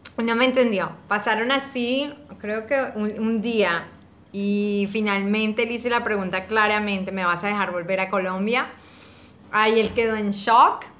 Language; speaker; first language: Spanish; native; Spanish